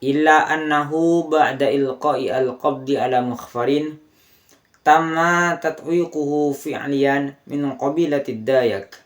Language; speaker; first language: Arabic; non-native, learner; Indonesian